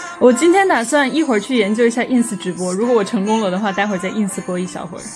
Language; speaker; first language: Chinese; native; Chinese